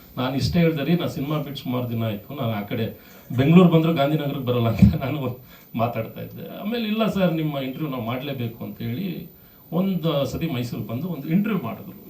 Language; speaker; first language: Kannada; native; Kannada